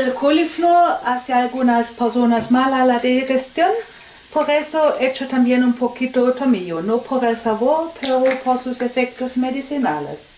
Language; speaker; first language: Spanish; non-native, fluent; Swedish